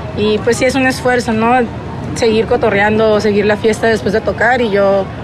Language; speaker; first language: Spanish; native; Spanish